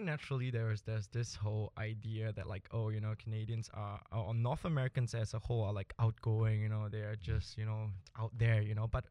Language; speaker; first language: English; early bilingual, other home language; Spanish